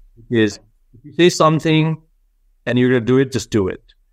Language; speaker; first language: English; non-native, local second language; Nepali